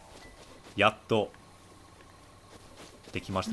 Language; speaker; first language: Japanese; non-native, fluent; English